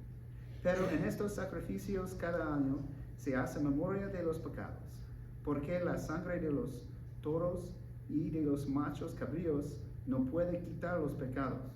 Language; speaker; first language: Spanish; non-native, learner; English